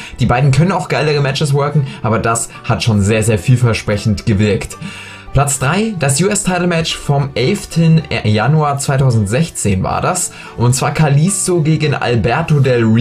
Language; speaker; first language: German; native; German